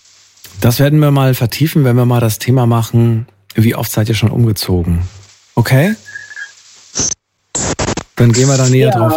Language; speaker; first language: German; native; German